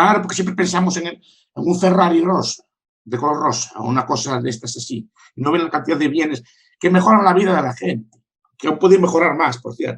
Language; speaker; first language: Spanish; native; Spanish